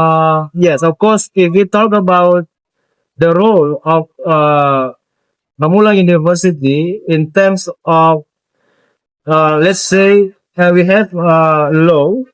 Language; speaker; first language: English; non-native, fluent; Indonesian